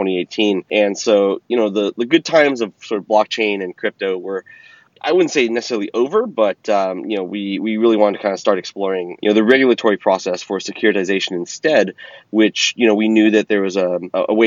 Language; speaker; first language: English; native; English